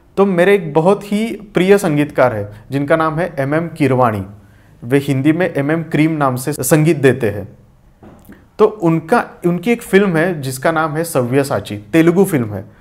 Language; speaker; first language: Hindi; non-native, local second language; Marathi